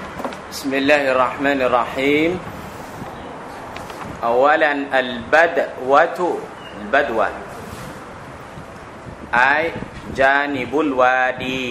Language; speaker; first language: Arabic; non-native, fluent; Thai